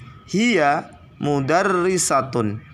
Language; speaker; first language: Arabic; non-native, fluent; Indonesian